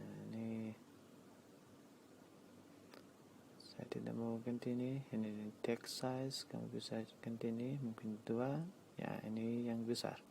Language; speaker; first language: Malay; non-native, learner; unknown